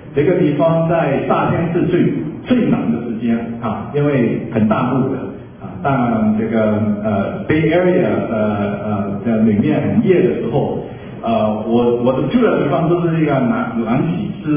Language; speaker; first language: Chinese; non-native, local second language; Cantonese